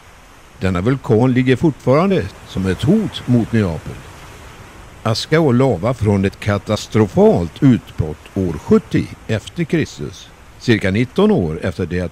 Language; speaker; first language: Swedish; native; Swedish